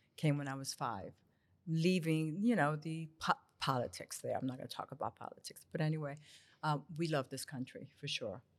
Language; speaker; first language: English; early bilingual, other home language; Spanish